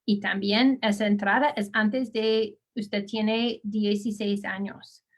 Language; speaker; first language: Spanish; non-native, learner; English